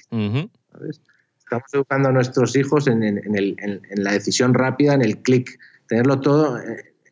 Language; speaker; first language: Spanish; native; Spanish